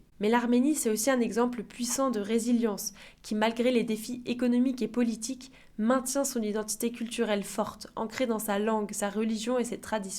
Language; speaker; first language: French; native; French